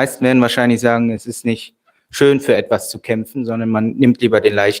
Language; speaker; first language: German; native; German